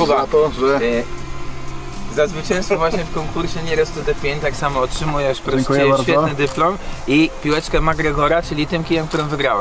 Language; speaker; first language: Polish; native; Polish